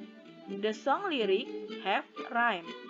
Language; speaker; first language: English; non-native, fluent; Indonesian